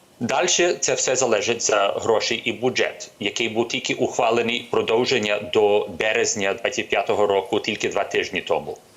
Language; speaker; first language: Ukrainian; early bilingual, heritage; Ukrainian